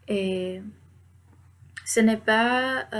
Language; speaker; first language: French; non-native, learner; Spanish